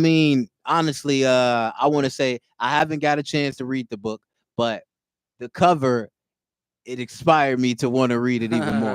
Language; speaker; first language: English; native; English